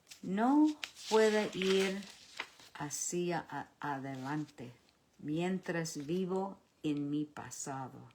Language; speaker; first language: Spanish; early bilingual, heritage; Spanish